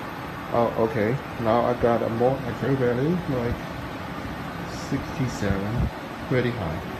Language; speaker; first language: English; non-native, learner; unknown